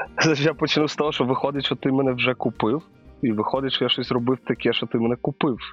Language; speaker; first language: Ukrainian; native; Ukrainian